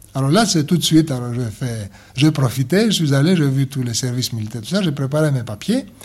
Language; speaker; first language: French; non-native, fluent; Greek